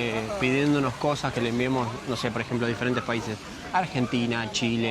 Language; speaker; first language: Spanish; native; Spanish